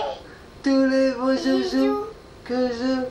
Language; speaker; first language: French; native; French